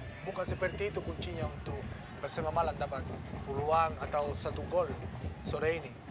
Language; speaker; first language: Indonesian; non-native, fluent; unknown